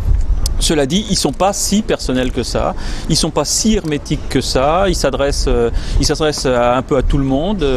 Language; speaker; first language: French; native; French